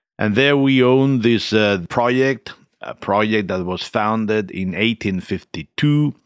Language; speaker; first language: English; non-native, fluent; Spanish